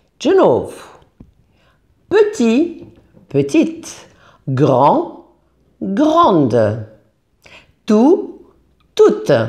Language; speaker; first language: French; non-native, fluent; Portuguese